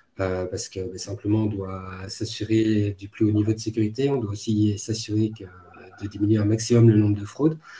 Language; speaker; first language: French; native; French